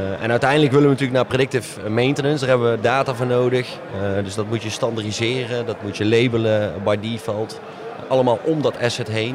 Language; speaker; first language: Dutch; native; Dutch